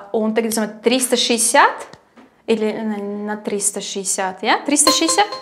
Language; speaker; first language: Latvian; non-native, local second language; Russian